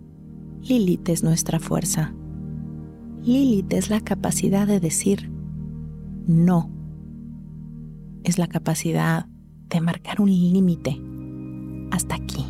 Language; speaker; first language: Spanish; native; Spanish